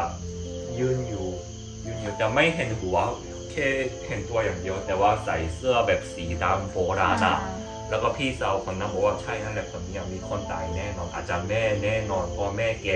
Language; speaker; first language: Thai; non-native, fluent; Korean